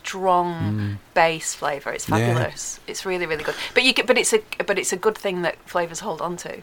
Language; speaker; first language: English; native; English